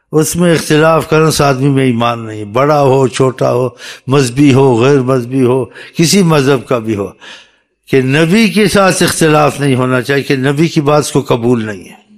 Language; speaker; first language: Urdu; native; Urdu